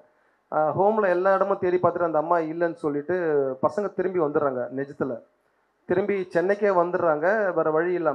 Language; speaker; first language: Tamil; native; Tamil